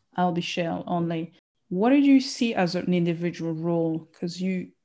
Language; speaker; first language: English; non-native, fluent; Rundi